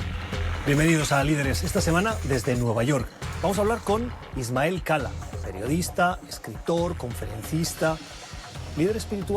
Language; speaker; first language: Spanish; native; Spanish